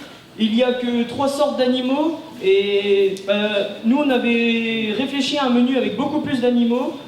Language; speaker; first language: French; native; French